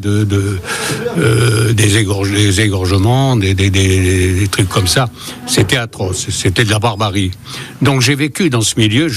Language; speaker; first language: French; native; French